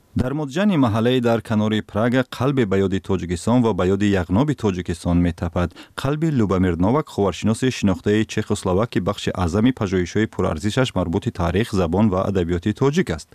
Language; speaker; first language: Tajik; native; Tajik